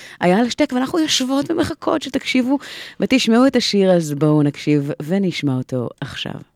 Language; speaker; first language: Hebrew; native; Hebrew